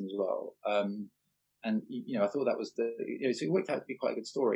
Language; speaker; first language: English; native; English